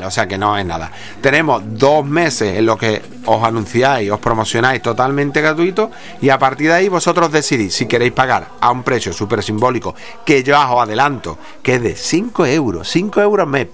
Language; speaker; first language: Spanish; native; Spanish